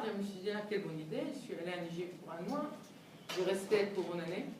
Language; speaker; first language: French; non-native, fluent; Hebrew